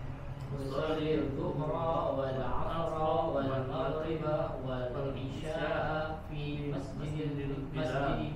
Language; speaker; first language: Arabic; non-native, fluent; Indonesian